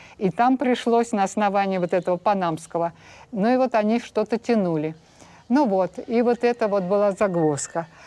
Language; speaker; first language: Russian; native; Russian